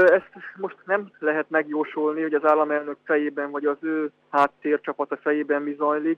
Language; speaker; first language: Hungarian; native; Hungarian